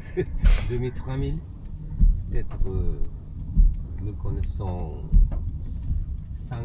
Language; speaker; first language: French; non-native, learner; Japanese